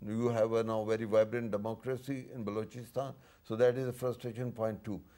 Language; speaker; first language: English; non-native, local second language; Urdu